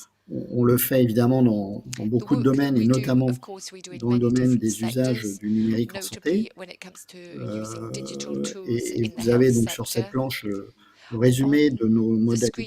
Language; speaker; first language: French; native; French